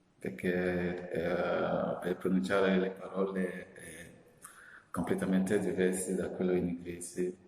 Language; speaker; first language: Italian; non-native, fluent; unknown